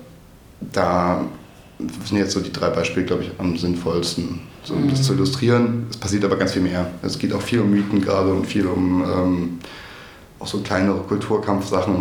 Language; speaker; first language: German; native; German